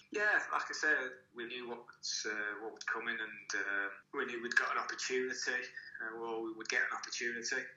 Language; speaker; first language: English; native; English